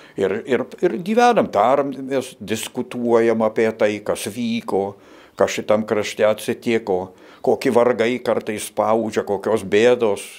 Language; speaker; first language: Lithuanian; native; Lithuanian